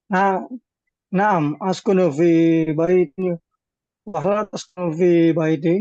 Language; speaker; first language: Arabic; non-native, learner; Indonesian